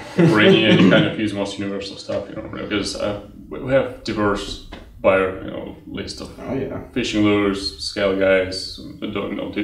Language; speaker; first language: English; non-native, fluent; Russian